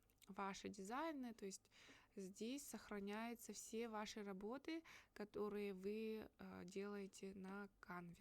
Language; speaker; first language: Russian; native; Russian